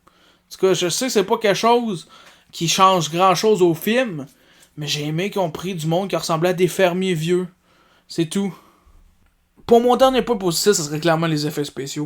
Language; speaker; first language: French; native; French